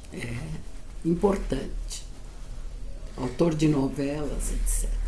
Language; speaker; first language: Portuguese; early bilingual, other home language; Yiddish